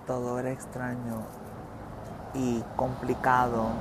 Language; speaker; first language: Spanish; early bilingual, other home language; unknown